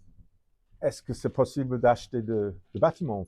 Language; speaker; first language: French; non-native, fluent; English